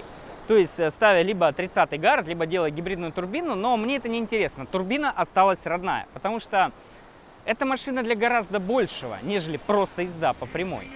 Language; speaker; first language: Russian; native; Russian